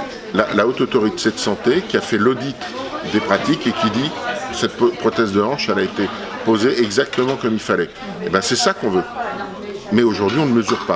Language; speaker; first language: French; native; French